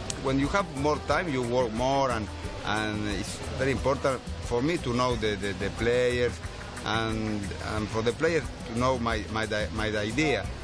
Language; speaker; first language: English; non-native, learner; Spanish